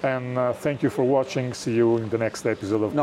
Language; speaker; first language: English; non-native, fluent; Italian